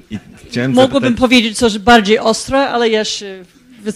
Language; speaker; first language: Polish; non-native, fluent; English